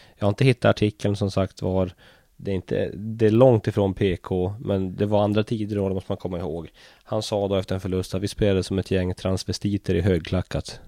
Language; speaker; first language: Swedish; native; Swedish